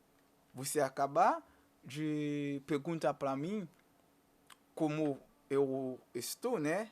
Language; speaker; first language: Portuguese; non-native, fluent; Haitian Creole